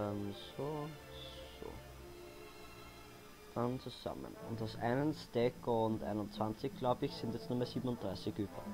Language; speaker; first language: German; native; German